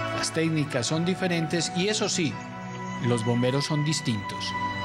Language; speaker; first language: Spanish; native; Spanish